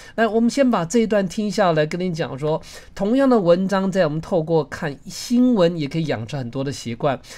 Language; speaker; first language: Chinese; native; Chinese